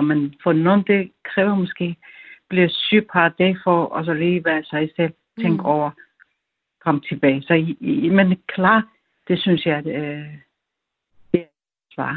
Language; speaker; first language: Danish; non-native, fluent; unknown